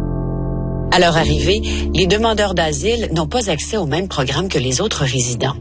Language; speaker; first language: French; native; French